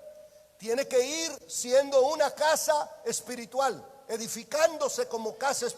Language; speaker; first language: Spanish; native; Spanish